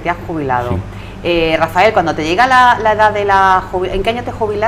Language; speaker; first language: Spanish; native; Spanish